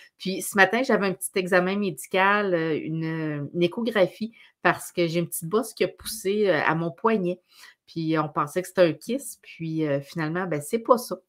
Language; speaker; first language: French; native; French